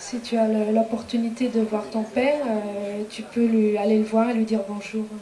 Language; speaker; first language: French; native; French